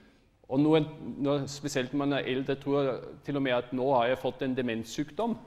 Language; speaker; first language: Norwegian; non-native, fluent; German